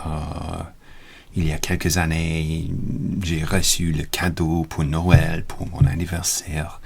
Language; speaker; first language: French; non-native, learner; English